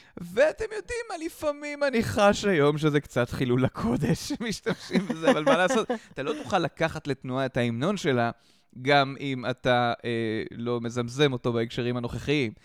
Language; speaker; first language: Hebrew; native; Hebrew